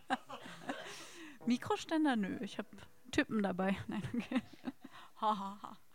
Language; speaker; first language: German; native; German